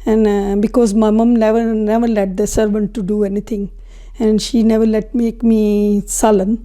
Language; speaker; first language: English; non-native, local second language; Punjabi